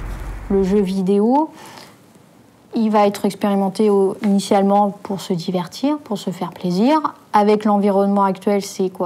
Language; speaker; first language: French; native; French